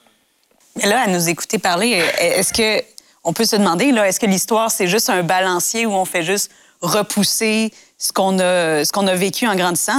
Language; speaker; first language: French; native; French